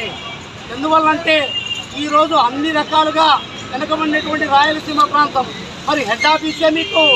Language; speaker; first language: Telugu; native; Telugu